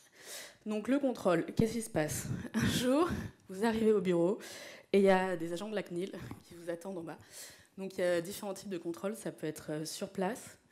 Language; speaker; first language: French; native; French